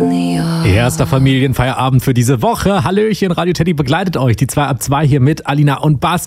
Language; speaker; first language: German; native; German